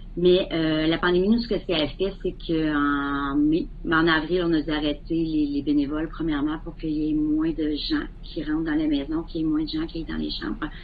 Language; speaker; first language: French; native; French